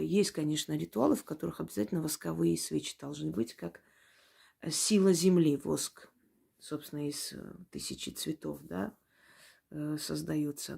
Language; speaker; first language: Russian; native; Russian